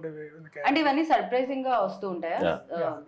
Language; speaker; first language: Telugu; native; Telugu